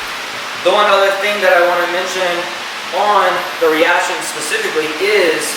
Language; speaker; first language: English; native; English